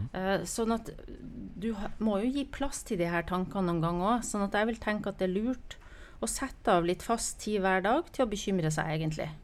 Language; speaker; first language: Norwegian; non-native, fluent; English